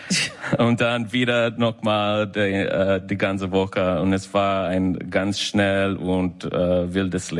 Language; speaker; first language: German; non-native, learner; English